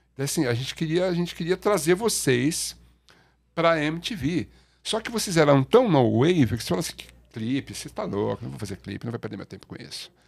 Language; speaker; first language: Portuguese; native; Portuguese